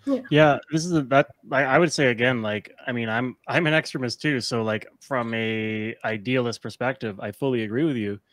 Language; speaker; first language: English; native; English